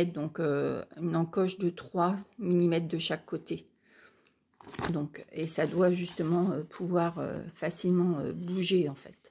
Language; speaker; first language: French; native; French